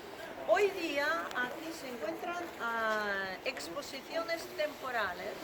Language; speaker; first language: Spanish; non-native, fluent; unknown